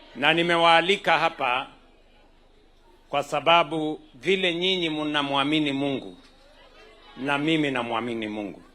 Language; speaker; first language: Swahili; non-native, local second language; Kalenjin